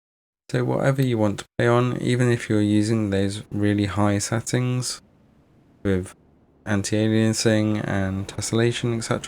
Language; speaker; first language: English; native; English